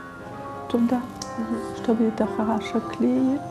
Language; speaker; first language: Russian; early bilingual, heritage; Russian